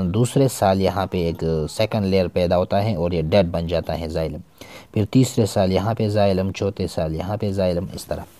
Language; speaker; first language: Urdu; non-native, local second language; Pashto